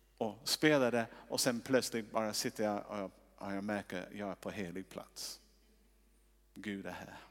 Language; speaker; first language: Swedish; non-native, fluent; English